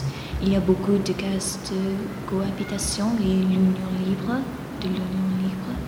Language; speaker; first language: French; non-native, fluent; Greek